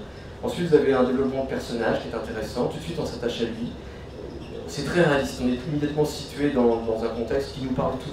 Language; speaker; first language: French; native; French